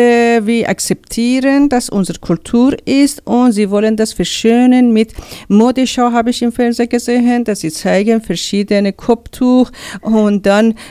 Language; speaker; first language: German; non-native, learner; Persian